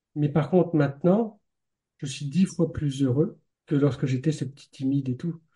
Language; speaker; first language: French; native; French